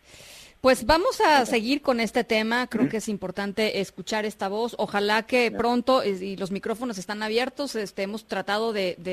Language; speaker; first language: Spanish; native; Spanish